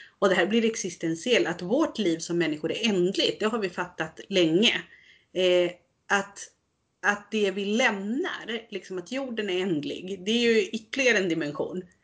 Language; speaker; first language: Swedish; early bilingual, other home language; Spanish